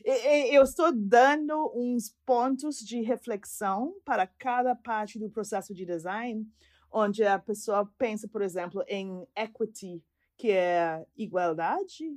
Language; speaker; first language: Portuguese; non-native, fluent; English